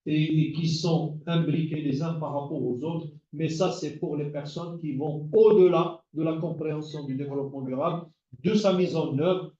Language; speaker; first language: French; non-native, local second language; Arabic